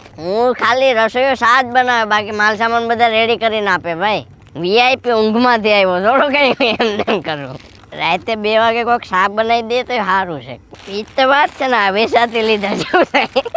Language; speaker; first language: Gujarati; native; Gujarati